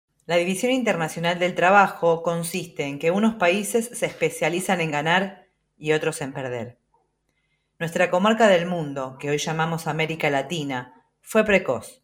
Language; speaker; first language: Spanish; native; Spanish